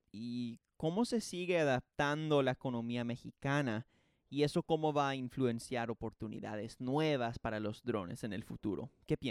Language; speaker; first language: Spanish; non-native, fluent; English